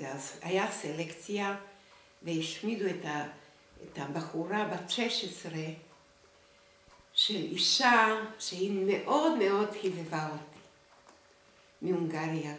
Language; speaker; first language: Hebrew; non-native, fluent; Hungarian